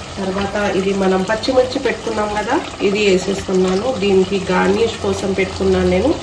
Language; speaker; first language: Telugu; non-native, local second language; Urdu